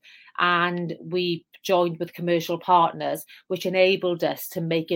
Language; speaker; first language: English; native; English